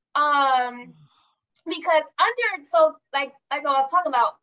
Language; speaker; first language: English; native; English